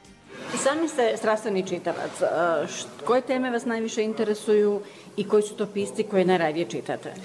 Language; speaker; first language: Serbian; native; Serbian